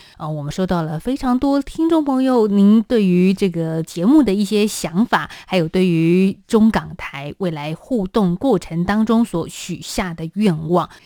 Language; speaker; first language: Chinese; native; Chinese